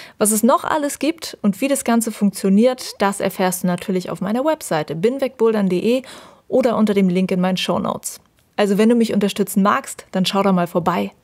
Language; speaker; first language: German; native; German